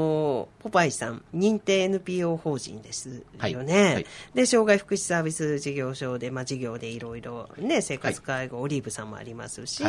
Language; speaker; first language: Japanese; native; Japanese